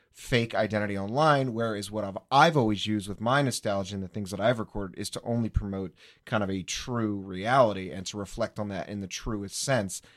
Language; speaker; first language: English; native; English